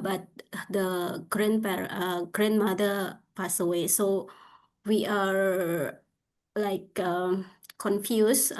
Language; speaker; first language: English; non-native, learner; Indonesian